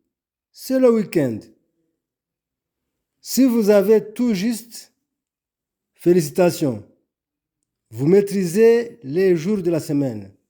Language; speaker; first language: French; non-native, local second language; Kinyarwanda